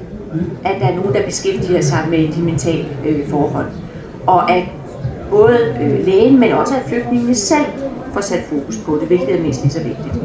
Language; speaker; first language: Danish; native; Danish